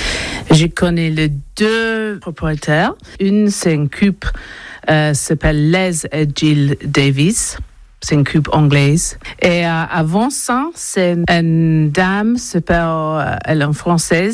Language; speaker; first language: French; non-native, learner; English